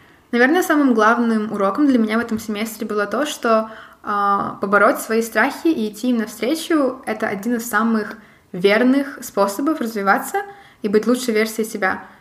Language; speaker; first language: Russian; native; Russian